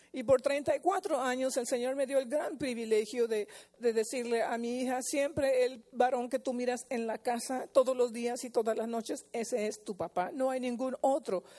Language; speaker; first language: Spanish; early bilingual, heritage; Spanish